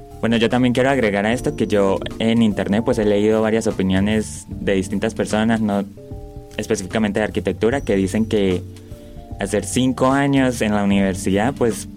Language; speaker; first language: Spanish; native; Spanish